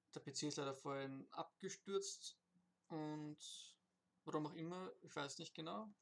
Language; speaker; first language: German; native; German